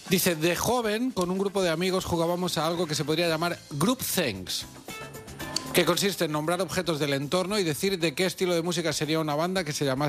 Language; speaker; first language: Spanish; native; Spanish